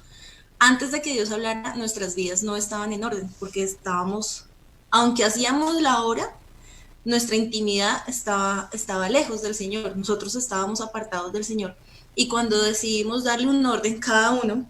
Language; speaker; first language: Spanish; native; Spanish